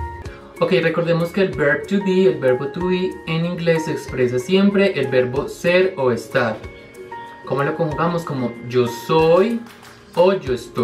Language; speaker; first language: Spanish; native; Spanish